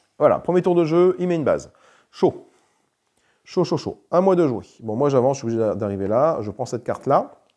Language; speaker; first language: French; native; French